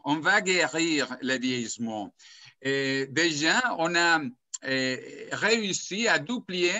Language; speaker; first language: French; non-native, fluent; Spanish